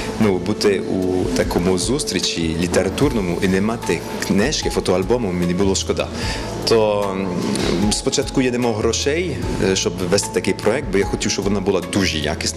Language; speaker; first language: Ukrainian; early bilingual, heritage; Ukrainian